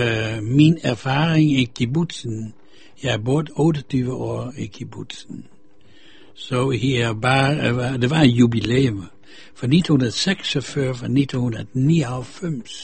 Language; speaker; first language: Danish; non-native, fluent; Dutch